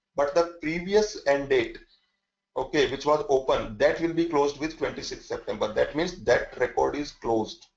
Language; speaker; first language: English; non-native, local second language; Hindi